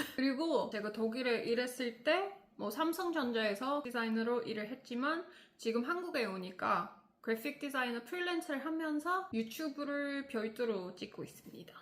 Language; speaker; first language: Korean; non-native, fluent; English